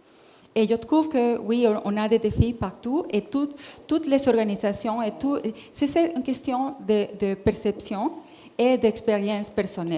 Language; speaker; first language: French; non-native, fluent; Spanish